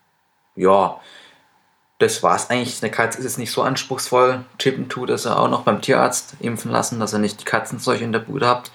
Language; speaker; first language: German; native; German